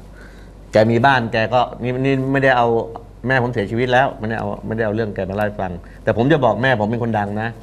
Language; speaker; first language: Thai; native; Thai